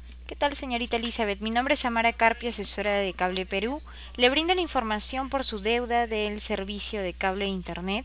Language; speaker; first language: Spanish; native; Spanish